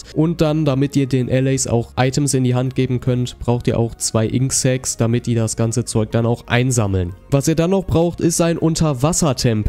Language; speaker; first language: German; native; German